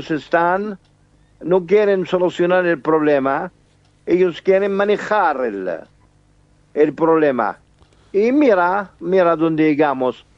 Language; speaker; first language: Spanish; non-native, fluent; Arabic